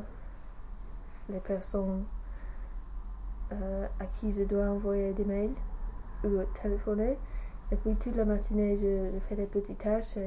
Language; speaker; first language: French; non-native, learner; English